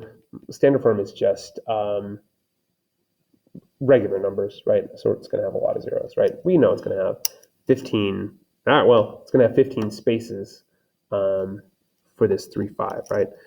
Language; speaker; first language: English; native; English